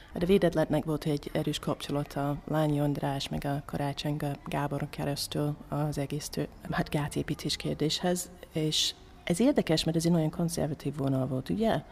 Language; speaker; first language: Hungarian; non-native, fluent; English